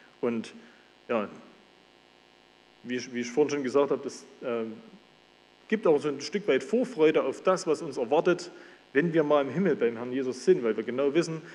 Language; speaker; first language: German; native; German